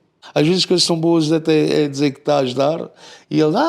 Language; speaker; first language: Portuguese; native; Portuguese